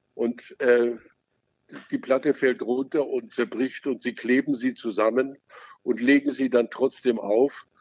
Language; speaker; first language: German; native; German